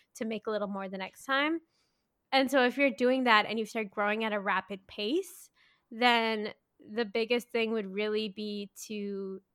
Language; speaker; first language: English; native; English